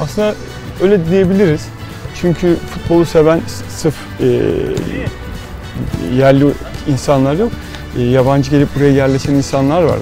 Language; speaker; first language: Turkish; native; Turkish